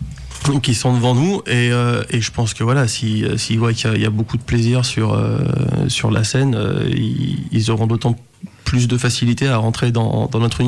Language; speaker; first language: French; native; French